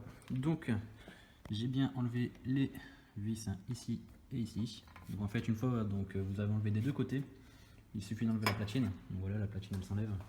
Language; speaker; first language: French; native; French